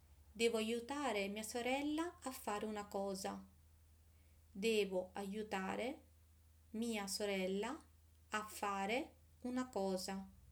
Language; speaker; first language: Italian; native; Italian